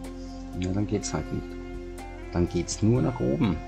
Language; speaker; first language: German; native; German